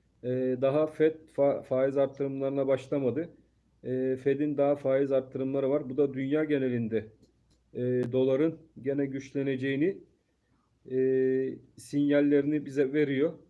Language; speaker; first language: Turkish; native; Turkish